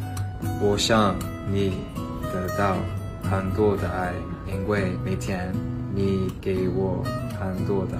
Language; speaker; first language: Chinese; non-native, learner; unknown